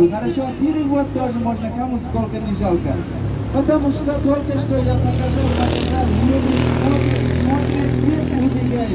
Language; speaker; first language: Russian; non-native, learner; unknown